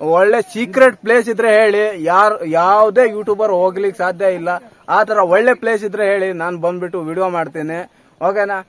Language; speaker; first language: Kannada; native; Kannada